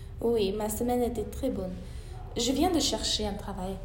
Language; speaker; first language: French; non-native, learner; English